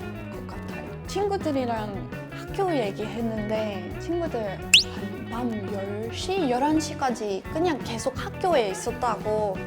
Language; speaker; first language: Korean; non-native, fluent; English